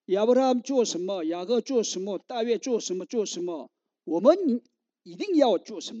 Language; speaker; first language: Chinese; non-native, learner; Korean